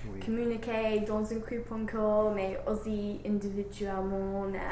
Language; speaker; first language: French; non-native, learner; English